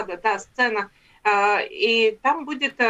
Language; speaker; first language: Russian; non-native, local second language; Latvian